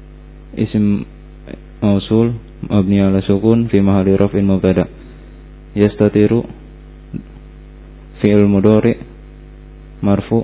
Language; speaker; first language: Arabic; non-native, learner; Indonesian